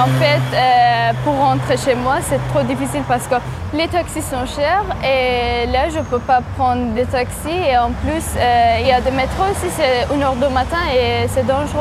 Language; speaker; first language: French; non-native, learner; Persian